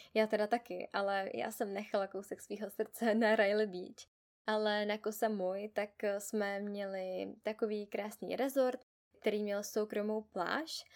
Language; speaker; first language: Czech; native; Czech